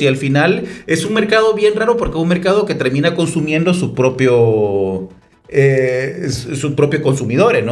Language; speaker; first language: Spanish; native; Spanish